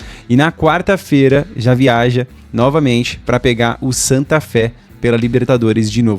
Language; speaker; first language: Portuguese; native; Portuguese